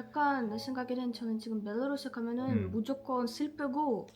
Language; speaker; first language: Korean; non-native, fluent; Russian